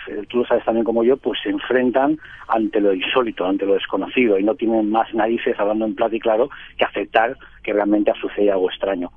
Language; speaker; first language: Spanish; native; Spanish